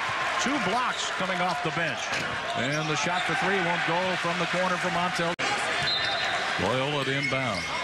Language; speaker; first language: English; native; English